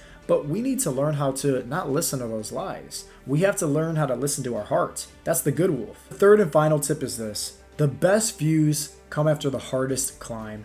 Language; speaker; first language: English; native; English